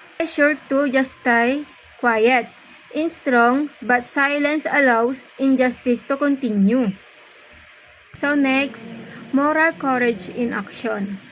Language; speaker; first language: English; non-native, local second language; Filipino